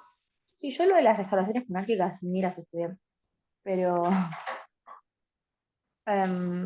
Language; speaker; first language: Spanish; native; Spanish